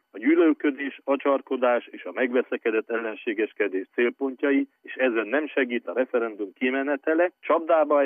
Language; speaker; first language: Hungarian; native; Hungarian